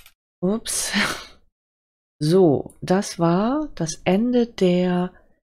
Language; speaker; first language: German; native; German